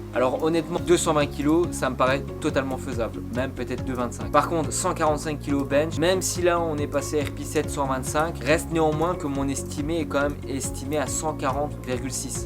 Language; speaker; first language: French; native; French